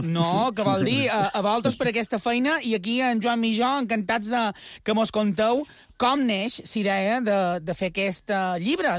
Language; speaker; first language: Catalan; native; Catalan